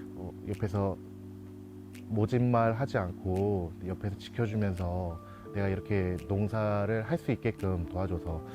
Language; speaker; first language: Korean; native; Korean